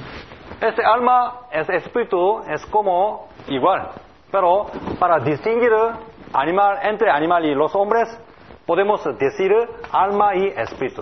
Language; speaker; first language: Spanish; non-native, learner; Korean